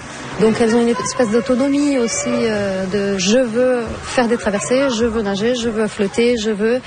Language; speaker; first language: French; non-native, fluent; Portuguese